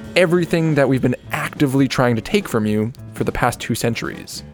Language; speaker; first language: English; native; English